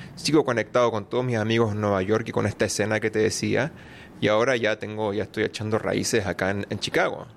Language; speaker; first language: Spanish; native; Spanish